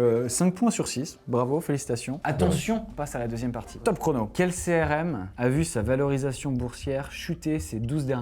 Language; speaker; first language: French; native; French